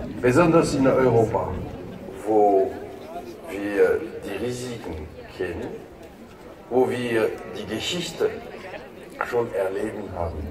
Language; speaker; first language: German; non-native, learner; French